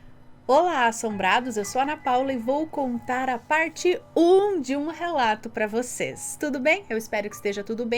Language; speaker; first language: Portuguese; native; Portuguese